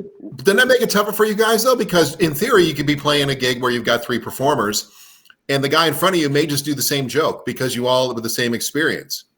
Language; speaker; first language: English; native; English